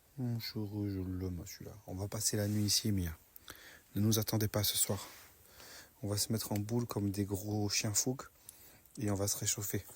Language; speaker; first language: French; native; French